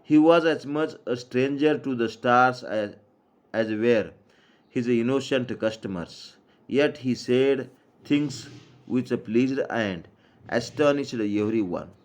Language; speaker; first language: English; non-native, local second language; Marathi